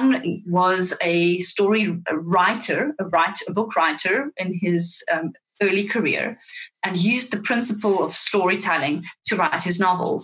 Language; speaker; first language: English; non-native, local second language; Afrikaans